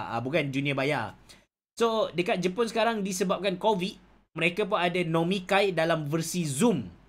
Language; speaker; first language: Malay; native; Malay